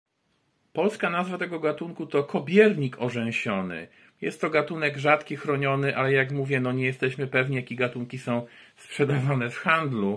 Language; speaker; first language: Polish; native; Polish